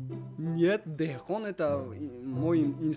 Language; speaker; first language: Russian; non-native, local second language; Tajik